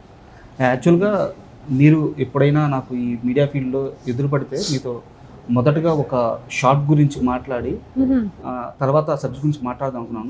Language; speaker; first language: Telugu; native; Telugu